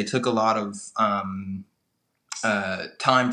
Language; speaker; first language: English; native; English